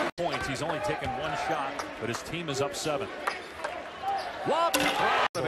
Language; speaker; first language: English; native; English